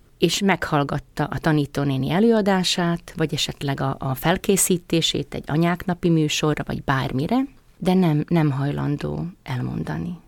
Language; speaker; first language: Hungarian; native; Hungarian